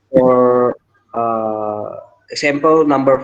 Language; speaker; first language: English; non-native, learner; Indonesian